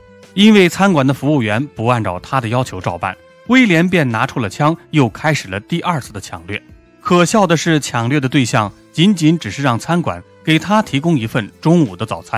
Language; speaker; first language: Chinese; native; Chinese